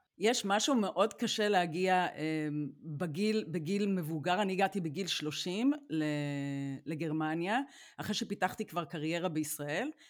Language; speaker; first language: Hebrew; native; Hebrew